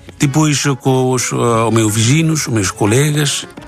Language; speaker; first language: Portuguese; non-native, learner; Bangla